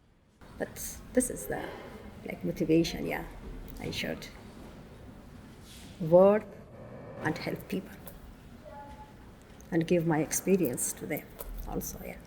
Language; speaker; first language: English; non-native, learner; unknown